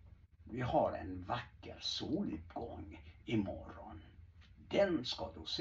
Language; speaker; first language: Swedish; non-native, fluent; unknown